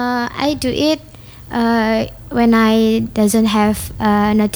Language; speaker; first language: English; non-native, learner; Indonesian